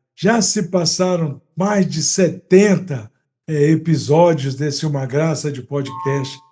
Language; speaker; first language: Portuguese; native; Portuguese